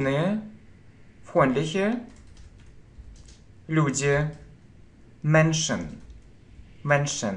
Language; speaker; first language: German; non-native, fluent; Russian